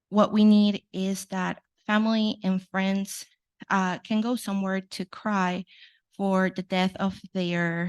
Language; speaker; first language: English; non-native, fluent; Spanish